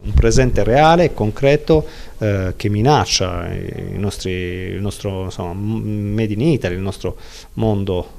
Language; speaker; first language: Italian; native; Italian